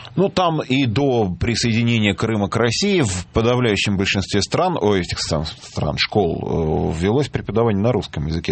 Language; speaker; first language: Russian; native; Russian